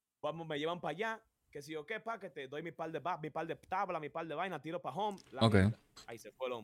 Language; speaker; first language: Spanish; native; Spanish